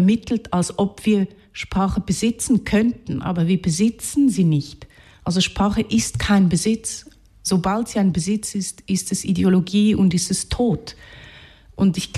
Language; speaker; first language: German; non-native, fluent; Hungarian